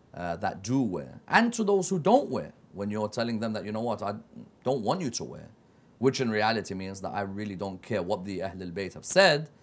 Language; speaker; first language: English; native; English